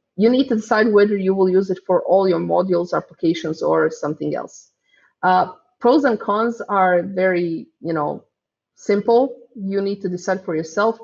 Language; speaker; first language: English; non-native, fluent; Croatian